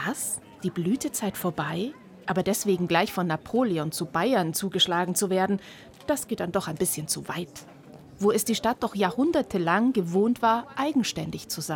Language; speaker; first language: German; native; German